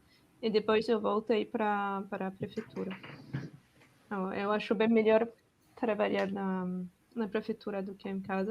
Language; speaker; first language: Portuguese; non-native, fluent; French